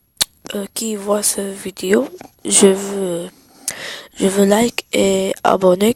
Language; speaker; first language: French; non-native, learner; Arabic